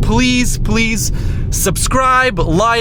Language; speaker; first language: English; native; English